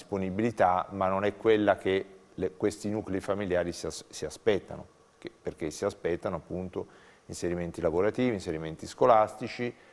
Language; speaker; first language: Italian; native; Italian